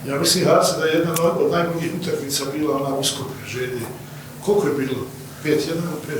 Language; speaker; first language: Bosnian; native; Bosnian